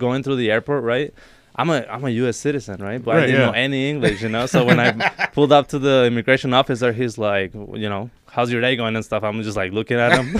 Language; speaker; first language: English; non-native, fluent; Spanish